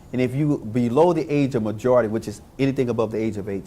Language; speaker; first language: English; native; English